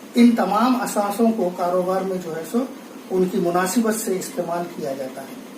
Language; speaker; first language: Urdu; native; Urdu